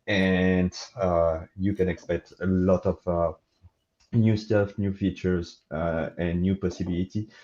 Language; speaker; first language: English; non-native, fluent; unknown